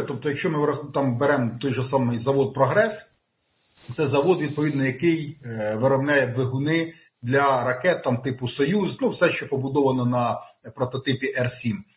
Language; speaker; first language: Ukrainian; native; Ukrainian